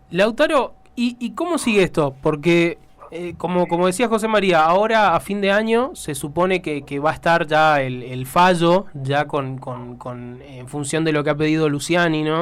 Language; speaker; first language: Spanish; native; Spanish